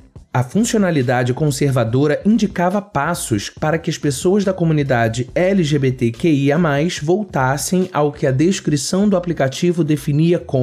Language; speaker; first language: Portuguese; native; Portuguese